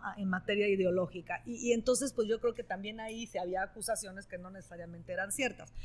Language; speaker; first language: Spanish; non-native, fluent; Italian